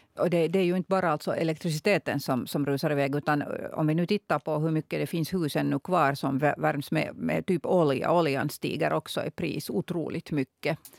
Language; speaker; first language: Swedish; native; Swedish